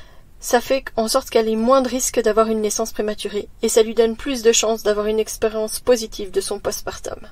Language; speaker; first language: French; native; French